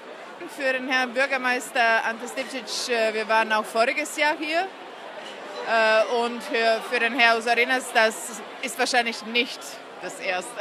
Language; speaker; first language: German; non-native, fluent; Croatian